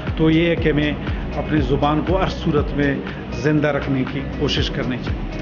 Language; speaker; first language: Urdu; non-native, local second language; Baluchi